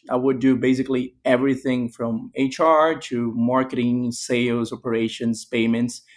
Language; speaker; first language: English; non-native, fluent; Portuguese